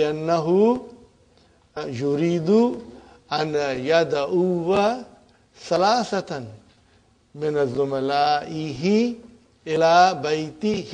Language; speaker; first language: Arabic; non-native, fluent; Urdu